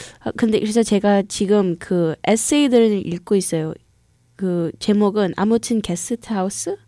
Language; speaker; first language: Korean; early bilingual, heritage; English